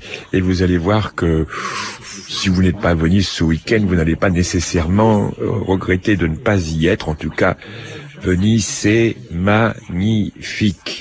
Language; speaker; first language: French; native; French